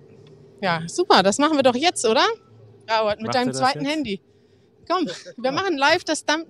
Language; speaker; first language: German; native; German